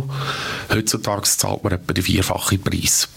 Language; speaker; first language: German; native; German